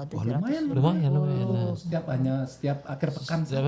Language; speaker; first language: Indonesian; native; Indonesian